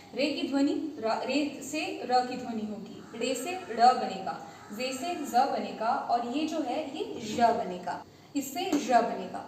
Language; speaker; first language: Hindi; native; Hindi